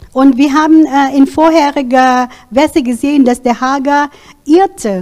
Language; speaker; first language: German; non-native, learner; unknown